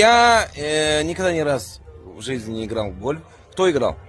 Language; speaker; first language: Russian; non-native, local second language; Turkmen